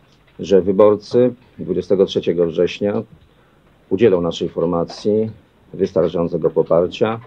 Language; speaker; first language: Polish; native; Polish